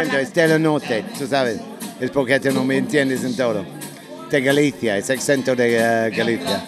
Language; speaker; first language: Spanish; non-native, learner; English